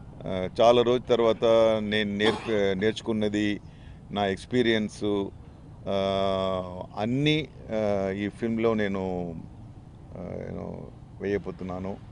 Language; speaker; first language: Telugu; non-native, fluent; Tamil